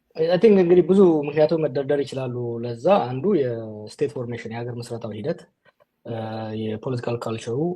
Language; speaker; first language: Amharic; non-native, local second language; Oromo